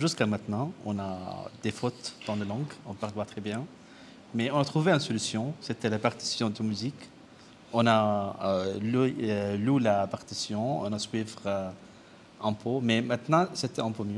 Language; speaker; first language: French; non-native, learner; Arabic